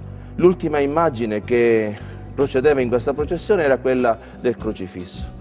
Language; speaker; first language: Italian; native; Italian